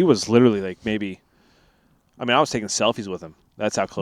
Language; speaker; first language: English; native; English